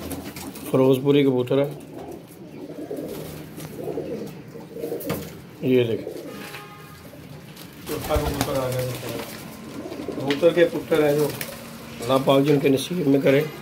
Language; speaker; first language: Hindi; non-native, local second language; Punjabi